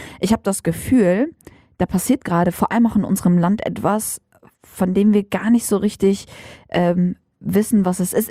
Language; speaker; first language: German; early bilingual, other home language; Arabic